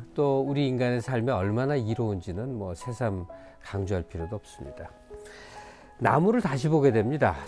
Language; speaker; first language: Korean; native; Korean